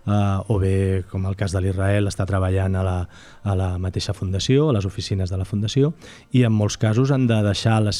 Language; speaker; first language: Catalan; native; Catalan